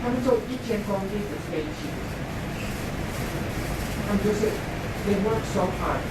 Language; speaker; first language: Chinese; non-native, fluent; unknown